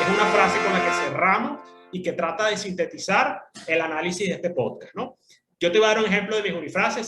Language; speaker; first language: Spanish; native; Spanish